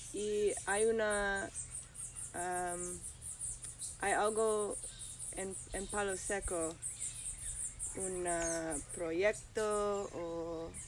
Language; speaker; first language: Spanish; non-native, learner; English